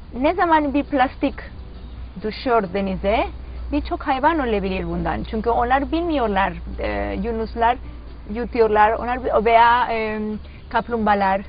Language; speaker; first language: Turkish; non-native, learner; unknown